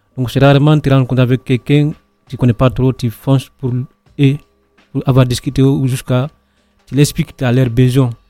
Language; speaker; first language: French; non-native, local second language; Fula